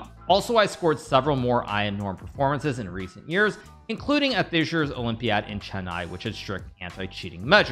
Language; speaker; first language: English; native; English